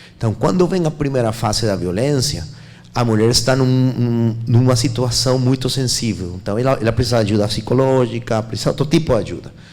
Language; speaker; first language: Portuguese; non-native, fluent; Spanish